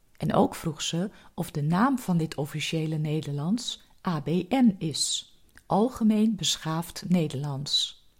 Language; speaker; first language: Dutch; native; Dutch